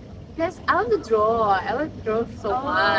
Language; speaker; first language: English; non-native, learner; Indonesian